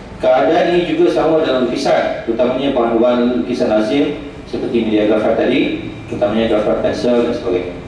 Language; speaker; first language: Malay; non-native, local second language; Central Dusun